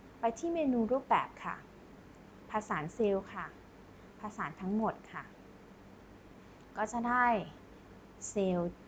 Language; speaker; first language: Thai; native; Thai